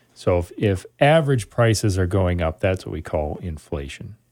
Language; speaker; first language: English; native; English